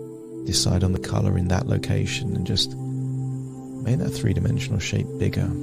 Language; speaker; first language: English; native; English